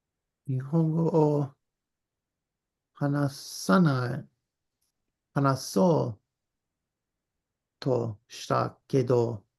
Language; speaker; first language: Japanese; non-native, learner; English